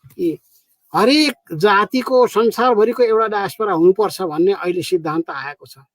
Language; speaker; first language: Nepali; native; Nepali